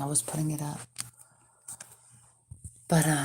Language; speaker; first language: English; native; English